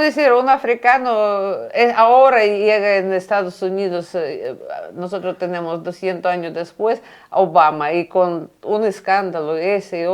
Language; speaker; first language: Spanish; non-native, fluent; Russian